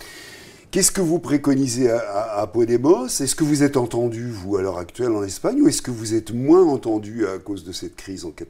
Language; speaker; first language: French; native; French